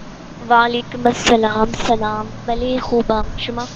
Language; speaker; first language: Persian; non-native, learner; Urdu